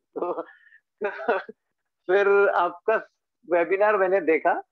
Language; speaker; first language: Hindi; native; Hindi